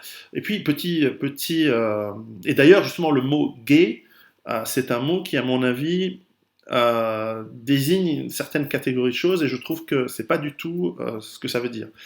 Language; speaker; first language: French; native; French